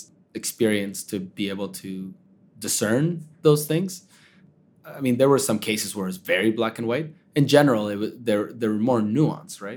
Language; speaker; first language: English; early bilingual, other home language; Spanish